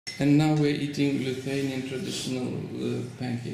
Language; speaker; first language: English; non-native, fluent; Lithuanian